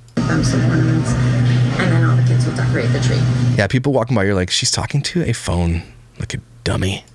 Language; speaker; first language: English; native; English